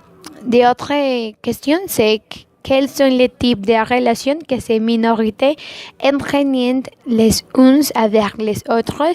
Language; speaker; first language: French; non-native, learner; Spanish